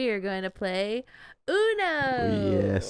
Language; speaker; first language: English; native; English